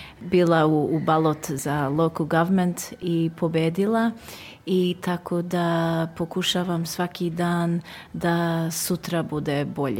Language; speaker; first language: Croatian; early bilingual, heritage; Serbian